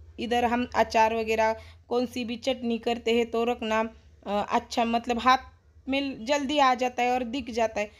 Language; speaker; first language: Hindi; non-native, local second language; Marathi